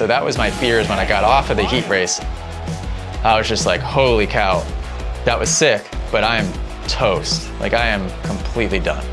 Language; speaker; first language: English; native; English